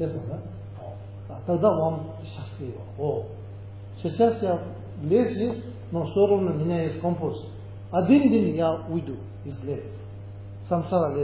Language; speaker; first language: Russian; non-native, learner; Tibetan